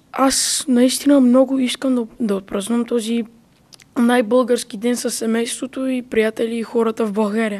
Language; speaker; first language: Bulgarian; early bilingual, heritage; Bulgarian